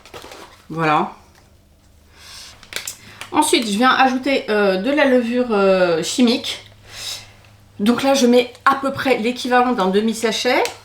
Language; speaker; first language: French; native; French